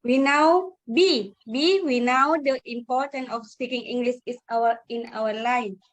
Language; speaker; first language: English; non-native, learner; Indonesian